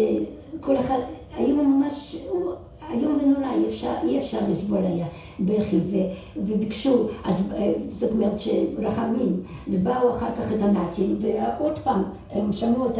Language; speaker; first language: Hebrew; non-native, fluent; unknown